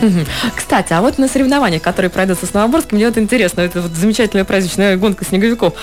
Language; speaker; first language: Russian; native; Russian